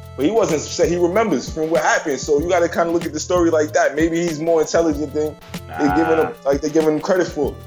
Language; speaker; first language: English; native; English